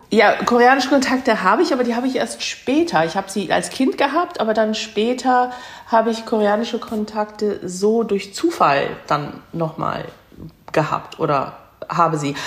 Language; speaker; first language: German; early bilingual, other home language; Korean